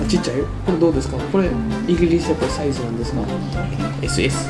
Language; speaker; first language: Japanese; native; Japanese